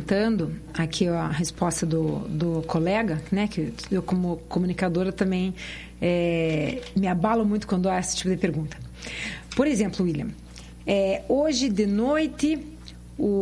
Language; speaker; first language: Portuguese; native; Portuguese